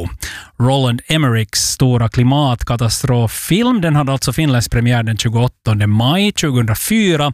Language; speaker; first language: Swedish; native; Swedish